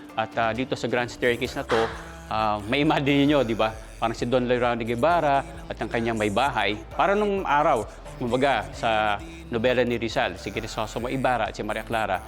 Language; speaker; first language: Filipino; native; Filipino